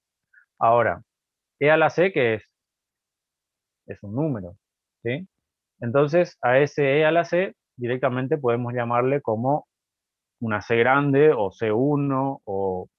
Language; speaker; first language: Spanish; native; Spanish